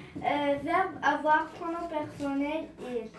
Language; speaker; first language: French; non-native, learner; Arabic